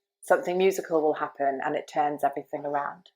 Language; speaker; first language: English; native; English